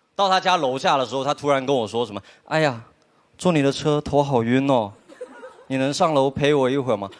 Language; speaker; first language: Chinese; native; Chinese